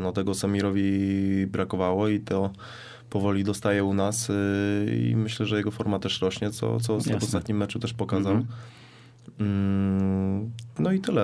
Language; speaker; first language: Polish; native; Polish